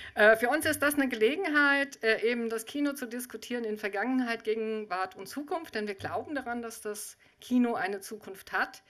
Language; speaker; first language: German; native; German